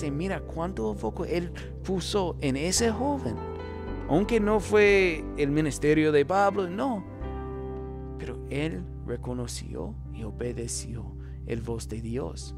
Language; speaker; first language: Spanish; non-native, fluent; English